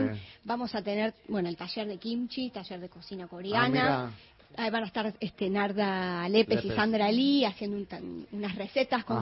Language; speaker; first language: Spanish; native; Spanish